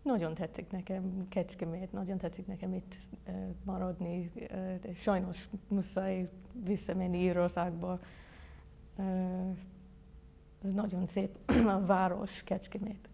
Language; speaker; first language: Hungarian; non-native, learner; English